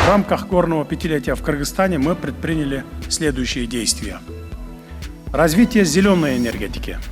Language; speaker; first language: Russian; non-native, local second language; Kyrgyz